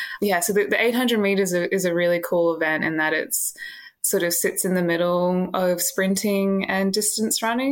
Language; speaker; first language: English; native; English